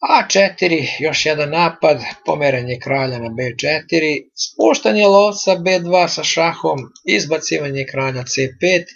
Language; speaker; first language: Serbian; native; Serbian